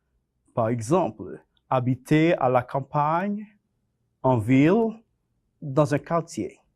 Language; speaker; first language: French; non-native, fluent; Spanish